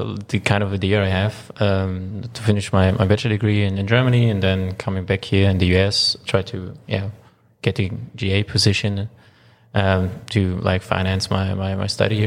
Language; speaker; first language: English; non-native, fluent; German